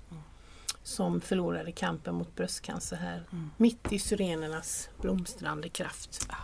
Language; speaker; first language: Swedish; native; Swedish